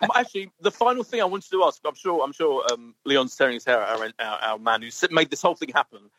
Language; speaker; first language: English; native; English